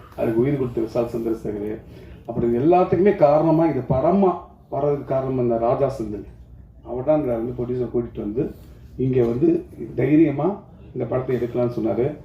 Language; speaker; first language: Tamil; native; Tamil